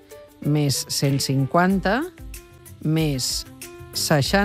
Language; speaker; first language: Catalan; native; Catalan